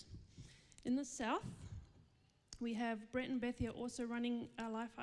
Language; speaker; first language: English; native; English